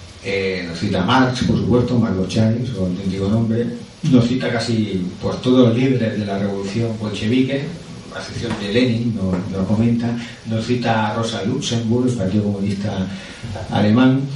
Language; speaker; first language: Spanish; native; Spanish